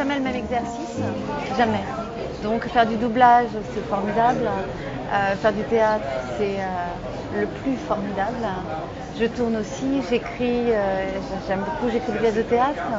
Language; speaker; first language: French; native; French